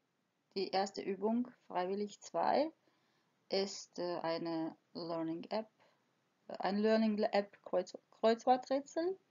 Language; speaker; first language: German; non-native, fluent; Croatian